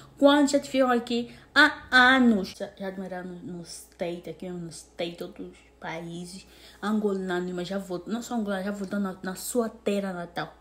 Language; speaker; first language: Portuguese; native; Portuguese